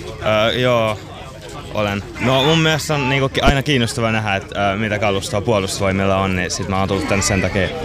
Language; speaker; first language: Finnish; native; Finnish